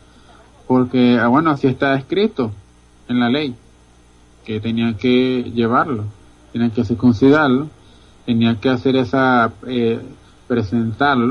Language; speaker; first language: Spanish; native; Spanish